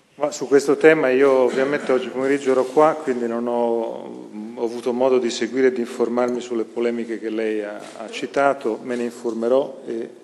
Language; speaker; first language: Italian; native; Italian